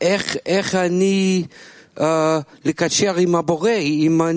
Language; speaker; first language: Hebrew; non-native, learner; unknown